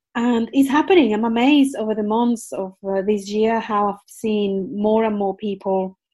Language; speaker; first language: English; non-native, fluent; Spanish